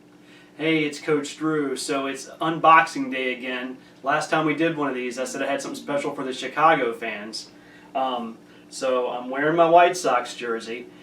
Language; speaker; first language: English; native; English